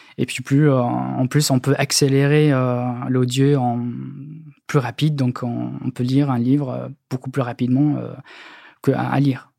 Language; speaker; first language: French; non-native, fluent; Mongolian